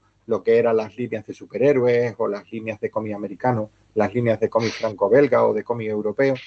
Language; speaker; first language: Spanish; native; Spanish